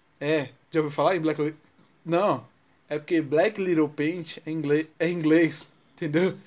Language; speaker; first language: Portuguese; native; Portuguese